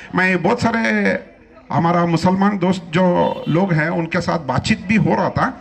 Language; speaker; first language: Hindi; non-native, local second language; Telugu